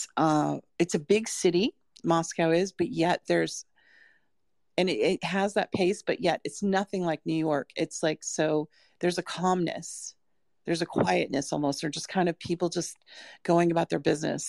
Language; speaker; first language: English; native; English